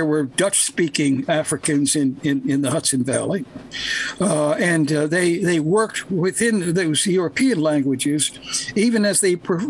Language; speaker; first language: English; native; English